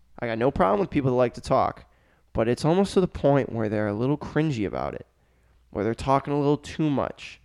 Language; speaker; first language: English; native; English